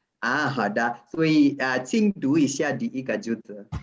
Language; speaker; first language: Chinese; non-native, fluent; Swahili